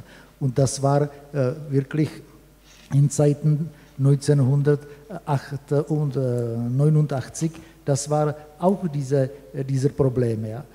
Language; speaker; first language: German; non-native, fluent; Czech